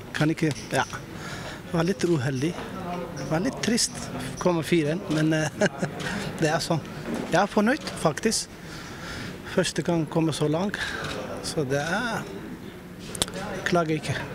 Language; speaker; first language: Norwegian; non-native, learner; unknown